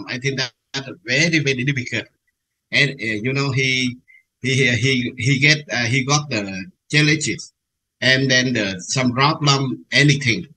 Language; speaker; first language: English; non-native, learner; Vietnamese